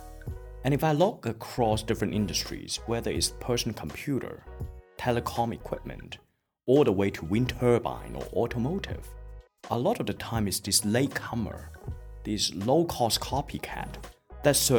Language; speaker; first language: English; non-native, local second language; Cantonese